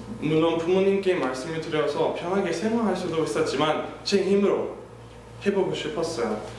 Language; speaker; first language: Korean; non-native, fluent; English